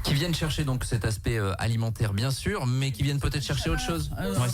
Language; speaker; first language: French; native; French